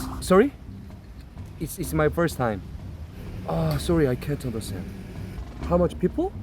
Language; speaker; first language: English; non-native, learner; Korean